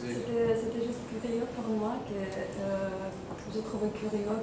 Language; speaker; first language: French; non-native, fluent; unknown